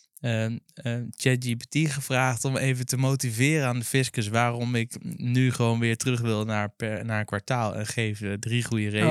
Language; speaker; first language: Dutch; native; Dutch